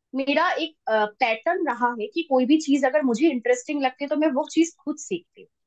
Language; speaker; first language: Hindi; non-native, local second language; Bangla